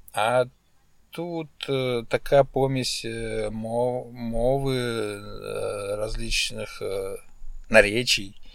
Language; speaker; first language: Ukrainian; non-native, local second language; Russian